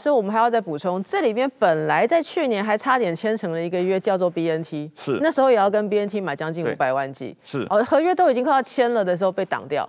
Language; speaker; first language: Chinese; native; Chinese